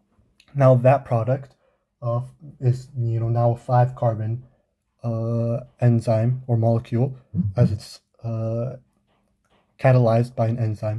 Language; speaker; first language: English; native; English